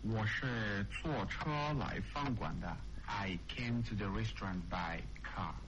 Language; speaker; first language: English; non-native, learner; Chinese